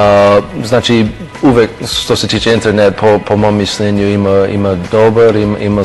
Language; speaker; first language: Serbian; non-native, fluent; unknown